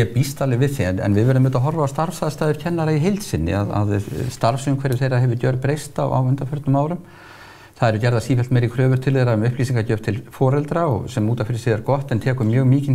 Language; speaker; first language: Icelandic; native; Icelandic